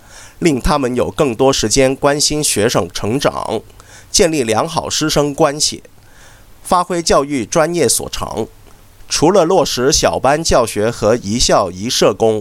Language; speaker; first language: Chinese; non-native, local second language; Cantonese